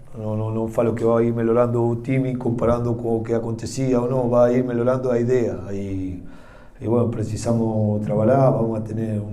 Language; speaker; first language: Portuguese; non-native, learner; Spanish